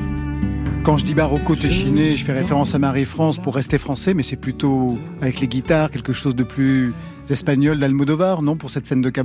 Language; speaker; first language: French; native; French